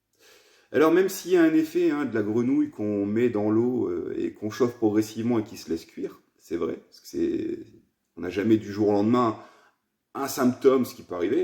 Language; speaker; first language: French; native; French